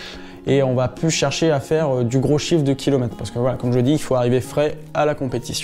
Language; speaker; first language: French; native; French